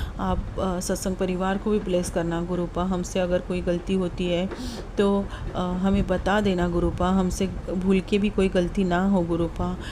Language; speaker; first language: Hindi; non-native, local second language; Marathi